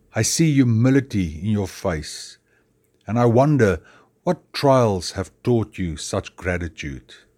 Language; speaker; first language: English; non-native, local second language; Afrikaans